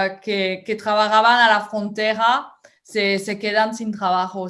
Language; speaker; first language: Spanish; non-native, fluent; French